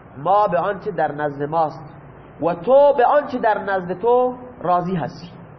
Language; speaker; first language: Persian; non-native, local second language; Baluchi